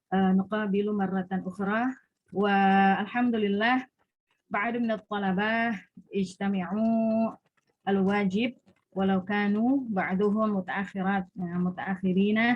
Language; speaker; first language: Arabic; non-native, learner; Indonesian